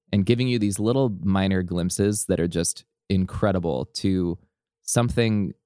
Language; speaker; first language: English; native; English